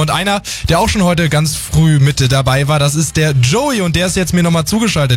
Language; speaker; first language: German; native; German